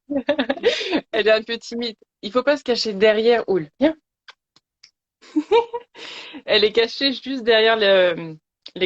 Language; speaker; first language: French; native; French